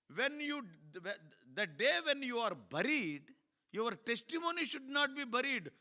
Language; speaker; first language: English; non-native, local second language; Telugu